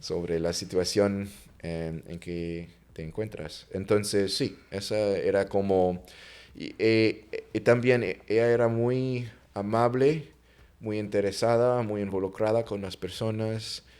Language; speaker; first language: Spanish; non-native, fluent; English